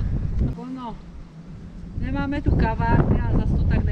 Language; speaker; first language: Czech; native; Czech